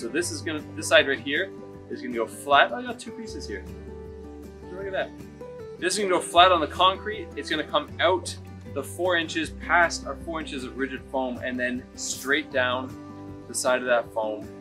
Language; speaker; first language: English; native; English